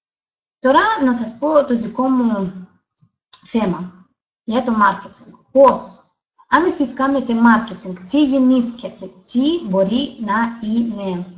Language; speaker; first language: Greek; non-native, learner; Russian